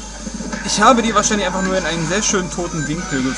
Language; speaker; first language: German; native; German